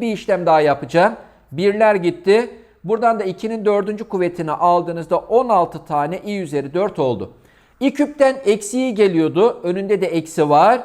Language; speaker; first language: Turkish; native; Turkish